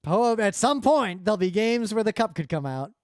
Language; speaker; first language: English; native; English